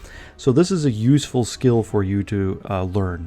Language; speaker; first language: English; native; English